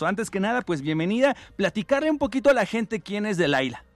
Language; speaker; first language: Spanish; native; Spanish